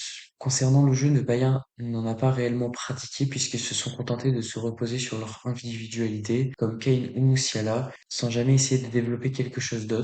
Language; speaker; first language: French; native; French